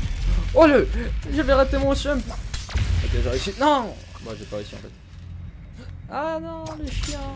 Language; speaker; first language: French; native; French